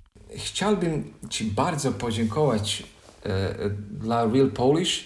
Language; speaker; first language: Polish; non-native, learner; Croatian